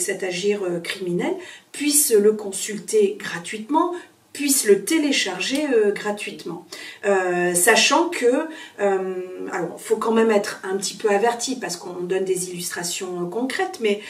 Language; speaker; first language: French; native; French